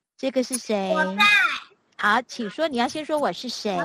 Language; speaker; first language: Chinese; native; Chinese